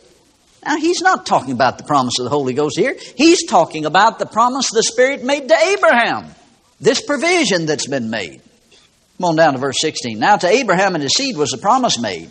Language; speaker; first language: English; native; English